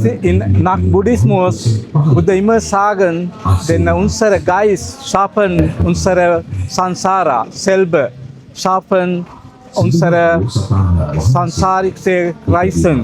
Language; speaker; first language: German; non-native, learner; Sinhala